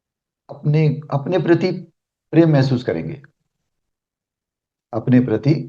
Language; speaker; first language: Hindi; native; Hindi